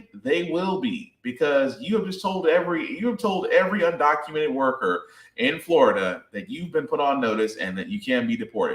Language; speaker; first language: English; native; English